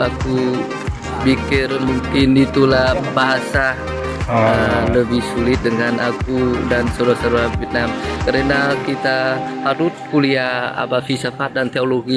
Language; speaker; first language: Indonesian; non-native, learner; Vietnamese